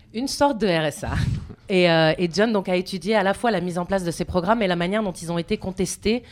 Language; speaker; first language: French; native; French